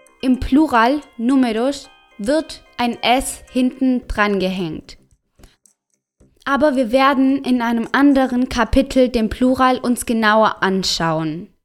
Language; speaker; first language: German; non-native, fluent; Spanish